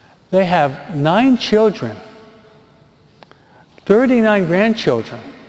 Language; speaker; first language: English; native; English